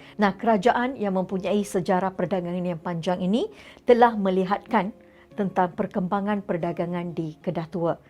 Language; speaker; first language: Malay; non-native, local second language; Tamil